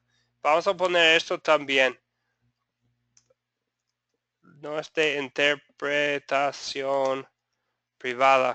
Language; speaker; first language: Spanish; non-native, fluent; English